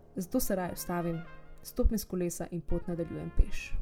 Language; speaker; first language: Slovenian; native; Slovenian